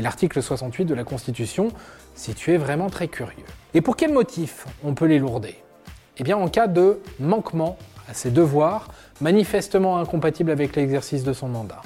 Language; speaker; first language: French; native; French